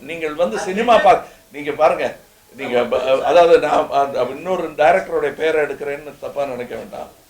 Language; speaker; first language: Tamil; native; Tamil